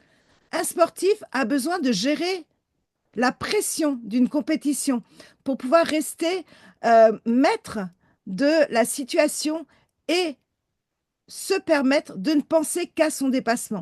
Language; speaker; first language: French; native; French